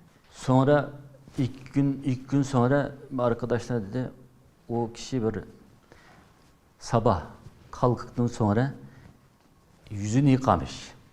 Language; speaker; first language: Turkish; non-native, learner; Uyghur